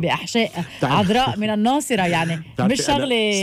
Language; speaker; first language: Arabic; native; Arabic